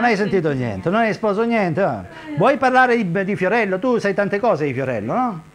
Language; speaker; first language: Italian; native; Italian